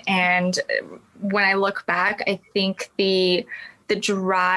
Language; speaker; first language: English; native; English